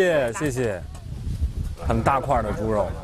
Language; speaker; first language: Chinese; native; Chinese